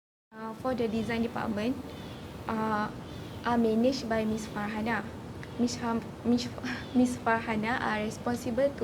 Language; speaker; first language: English; non-native, learner; Malay